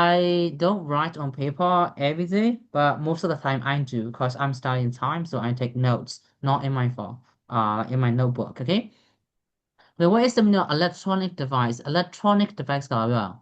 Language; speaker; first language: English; non-native, fluent; Burmese